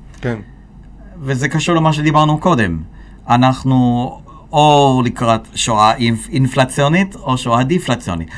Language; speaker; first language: Hebrew; native; Hebrew